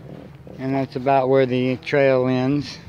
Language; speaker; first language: English; native; English